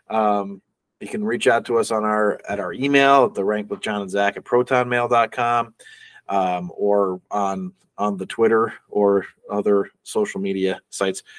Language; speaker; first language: English; native; English